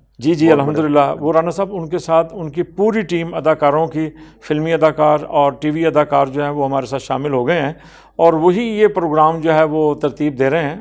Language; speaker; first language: Urdu; non-native, local second language; Punjabi